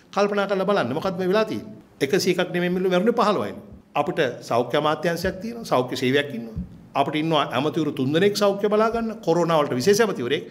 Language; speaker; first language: Sinhala; native; Sinhala